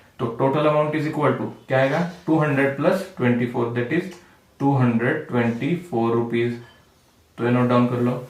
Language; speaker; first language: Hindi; non-native, local second language; Marathi